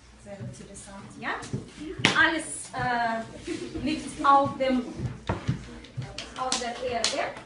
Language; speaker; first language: German; non-native, fluent; Russian